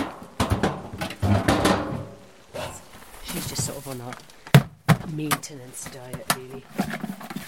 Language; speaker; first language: English; native; English